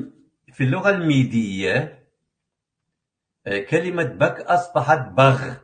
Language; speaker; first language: Arabic; non-native, local second language; Kurdish